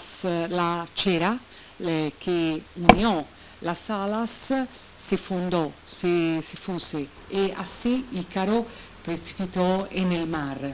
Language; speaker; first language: Spanish; non-native, learner; Italian